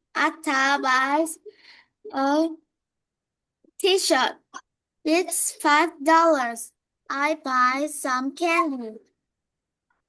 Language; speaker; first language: English; non-native, learner; Vietnamese